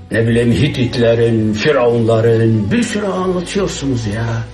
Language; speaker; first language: Turkish; non-native, local second language; Kurdish